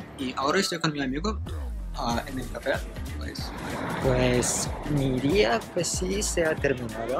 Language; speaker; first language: Spanish; non-native, fluent; Russian